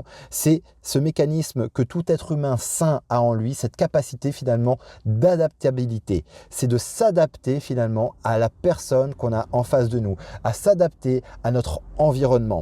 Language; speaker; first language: French; native; French